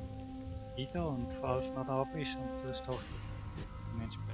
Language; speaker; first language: German; native; German